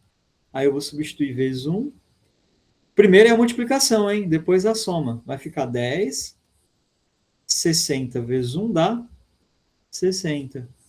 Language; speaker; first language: Portuguese; native; Portuguese